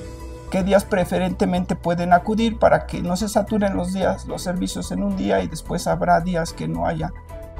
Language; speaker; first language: Spanish; native; Spanish